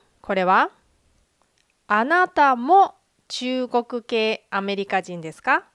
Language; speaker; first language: Japanese; native; Japanese